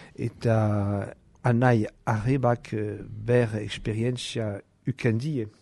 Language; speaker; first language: Basque; native; Basque